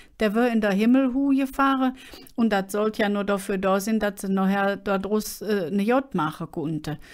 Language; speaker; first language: German; native; German